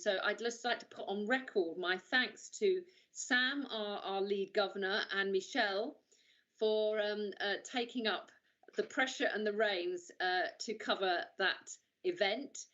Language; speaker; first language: English; native; English